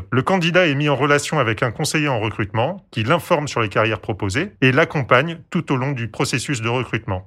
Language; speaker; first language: French; native; French